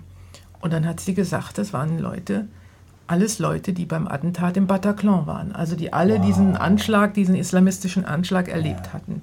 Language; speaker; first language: German; native; German